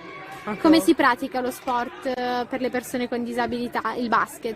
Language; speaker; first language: Italian; native; Italian